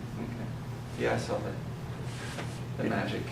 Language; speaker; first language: English; native; English